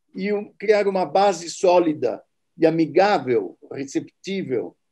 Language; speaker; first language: Portuguese; native; Portuguese